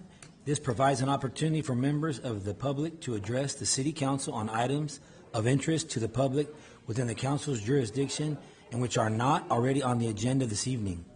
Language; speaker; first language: English; native; English